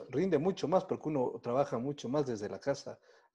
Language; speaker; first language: Spanish; native; Spanish